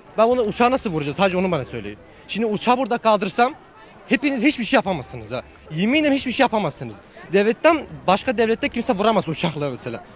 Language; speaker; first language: Turkish; early bilingual, heritage; Turkish